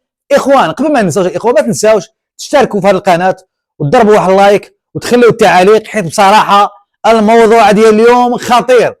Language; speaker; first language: Arabic; native; Arabic